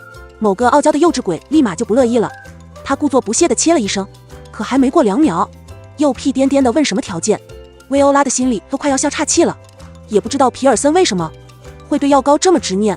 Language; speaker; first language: Chinese; native; Chinese